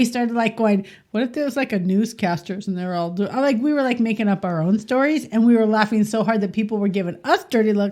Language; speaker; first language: English; native; English